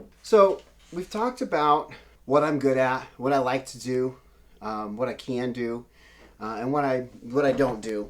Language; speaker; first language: English; native; English